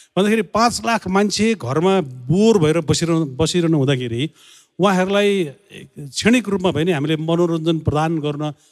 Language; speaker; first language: Nepali; native; Nepali